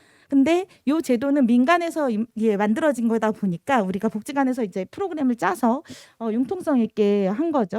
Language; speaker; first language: Korean; native; Korean